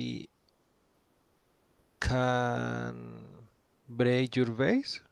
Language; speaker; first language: English; non-native, learner; Spanish